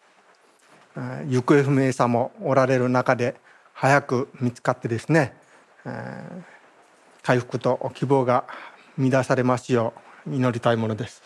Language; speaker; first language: Japanese; native; Japanese